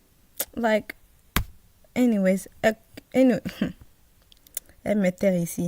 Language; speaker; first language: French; early bilingual, other home language; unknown